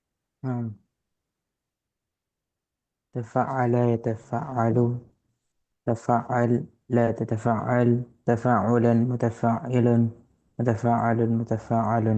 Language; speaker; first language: Arabic; non-native, learner; Indonesian